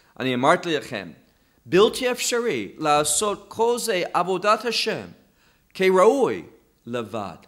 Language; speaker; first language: Hebrew; non-native, fluent; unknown